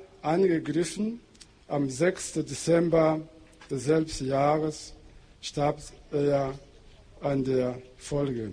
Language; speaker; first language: German; non-native, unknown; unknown